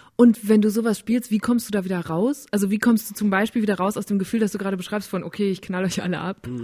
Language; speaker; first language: German; native; German